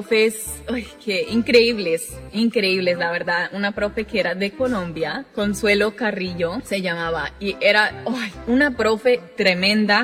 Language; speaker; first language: Spanish; non-native, fluent; English